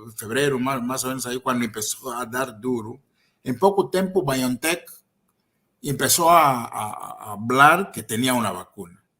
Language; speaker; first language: Spanish; non-native, fluent; Portuguese